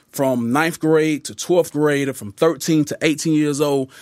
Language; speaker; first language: English; native; English